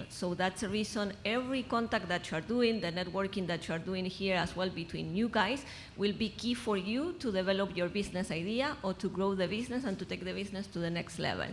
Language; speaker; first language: English; non-native, fluent; Spanish